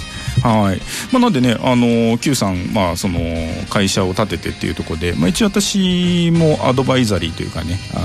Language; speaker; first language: Japanese; native; Japanese